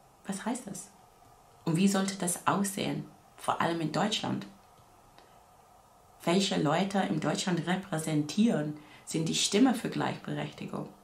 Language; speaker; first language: German; non-native, fluent; English